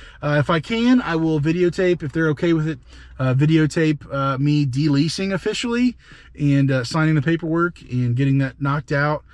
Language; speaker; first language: English; native; English